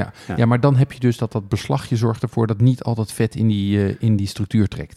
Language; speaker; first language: Dutch; native; Dutch